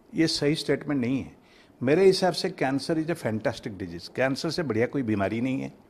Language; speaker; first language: Hindi; non-native, local second language; Odia